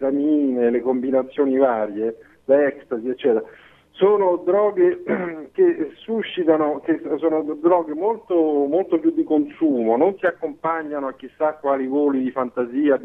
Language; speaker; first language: Italian; native; Italian